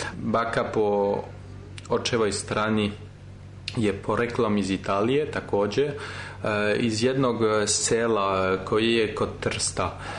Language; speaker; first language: Serbian; non-native, fluent; French